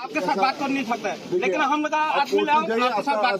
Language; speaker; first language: Hindi; non-native, local second language; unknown